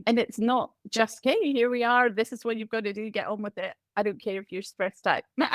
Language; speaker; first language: English; native; English